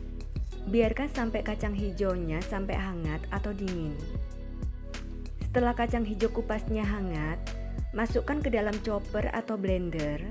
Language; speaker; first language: Indonesian; native; Indonesian